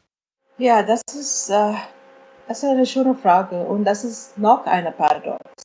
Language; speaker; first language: German; non-native, fluent; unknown